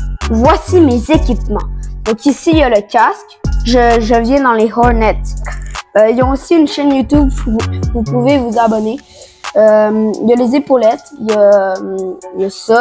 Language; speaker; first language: French; native; French